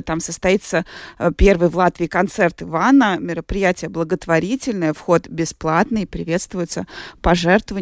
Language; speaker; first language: Russian; native; Russian